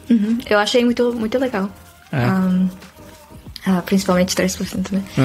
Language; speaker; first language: Portuguese; non-native, fluent; Dutch